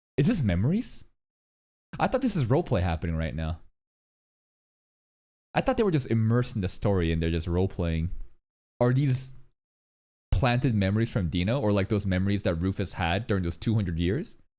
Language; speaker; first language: English; native; English